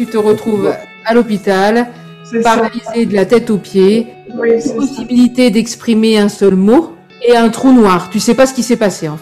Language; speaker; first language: French; native; French